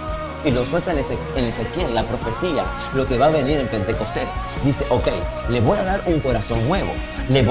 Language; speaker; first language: Spanish; native; Spanish